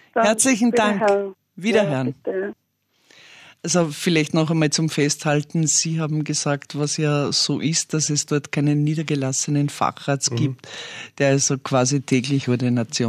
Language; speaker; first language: German; native; German